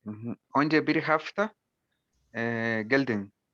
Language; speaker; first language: Turkish; non-native, learner; Spanish